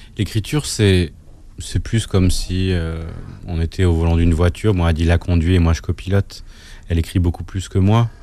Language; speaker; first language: French; native; French